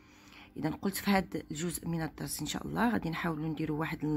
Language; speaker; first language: Arabic; native; Arabic